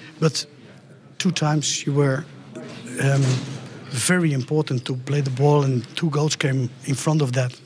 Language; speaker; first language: English; non-native, fluent; Dutch